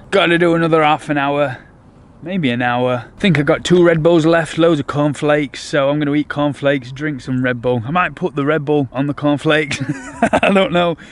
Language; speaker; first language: English; native; English